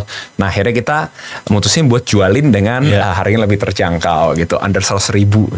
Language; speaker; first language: Indonesian; native; Indonesian